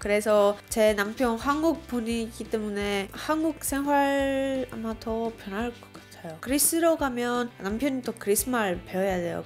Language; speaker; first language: Korean; non-native, learner; Greek